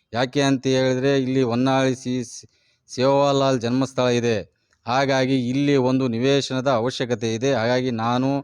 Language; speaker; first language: Kannada; non-native, local second language; Lambadi